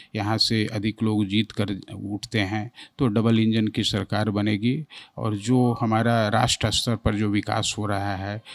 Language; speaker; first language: Hindi; native; Hindi